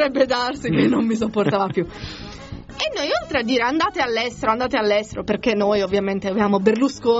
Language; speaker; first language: Italian; native; Italian